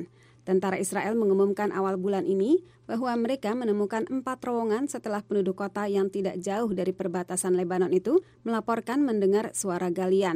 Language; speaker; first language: Indonesian; native; Indonesian